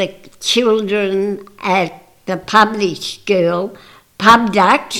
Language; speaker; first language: English; native; English